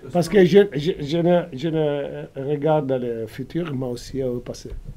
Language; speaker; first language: French; non-native, fluent; Italian